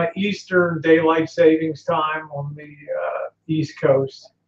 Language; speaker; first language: English; native; English